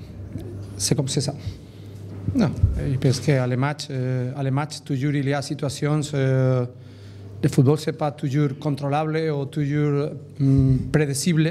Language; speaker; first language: French; non-native, learner; Spanish